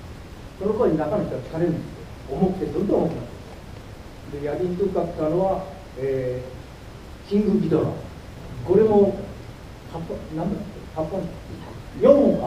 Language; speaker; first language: Japanese; native; Japanese